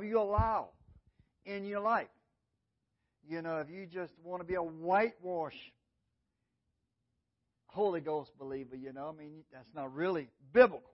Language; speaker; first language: English; native; English